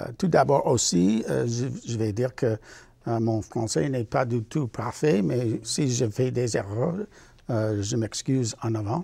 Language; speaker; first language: French; non-native, learner; English